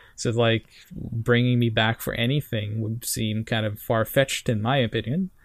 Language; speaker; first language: English; non-native, fluent; Norwegian